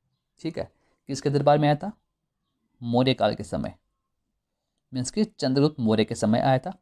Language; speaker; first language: Hindi; native; Hindi